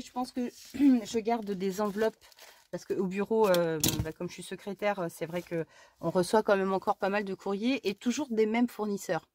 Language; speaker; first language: French; native; French